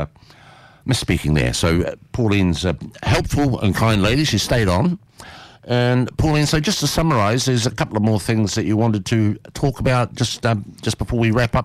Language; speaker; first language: English; native; English